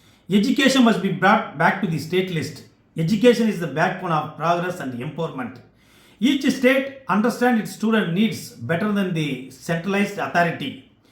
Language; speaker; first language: English; non-native, local second language; Tamil